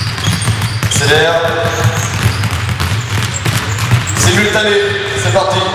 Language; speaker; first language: French; native; French